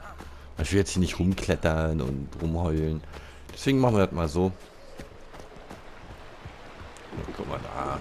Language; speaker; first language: German; native; German